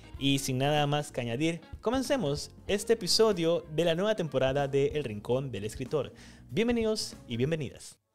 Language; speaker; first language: Spanish; native; Spanish